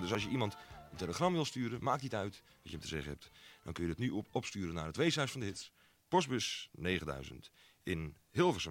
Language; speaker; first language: Dutch; native; Dutch